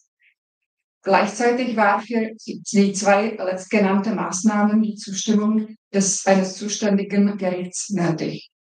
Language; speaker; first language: German; non-native, fluent; Czech